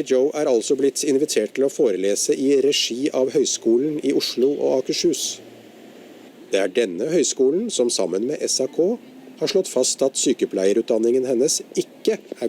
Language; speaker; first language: Norwegian; native; Norwegian